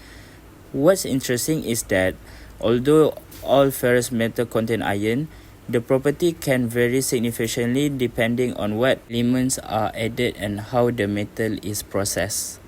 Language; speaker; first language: English; non-native, local second language; Malay